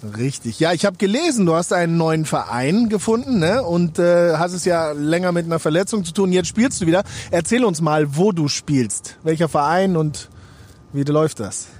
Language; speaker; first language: German; native; German